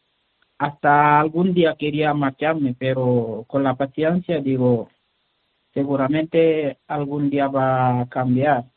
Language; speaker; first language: Spanish; non-native, learner; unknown